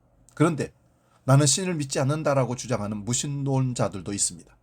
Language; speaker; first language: Korean; native; Korean